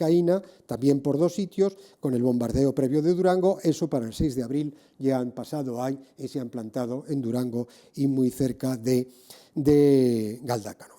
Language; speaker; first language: Spanish; native; Spanish